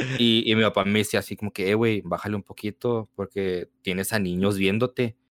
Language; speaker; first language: Spanish; early bilingual, heritage; Spanish